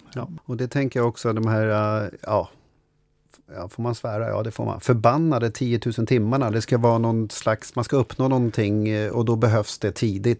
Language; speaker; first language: Swedish; native; Swedish